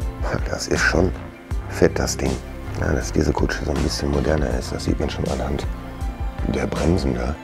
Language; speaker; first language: German; native; German